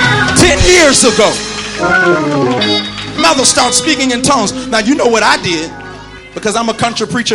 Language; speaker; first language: English; native; English